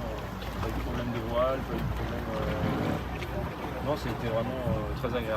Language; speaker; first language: French; native; French